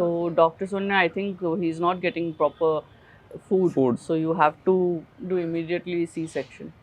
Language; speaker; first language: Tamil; non-native, fluent; Gujarati